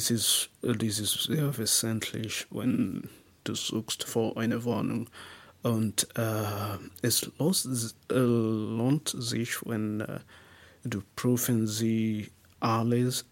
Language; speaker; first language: German; non-native, learner; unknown